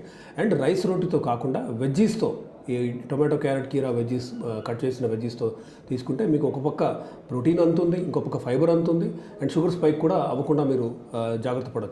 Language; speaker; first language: Telugu; native; Telugu